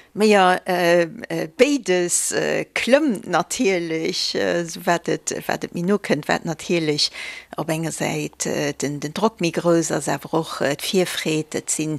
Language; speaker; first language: Luxembourgish; native; Luxembourgish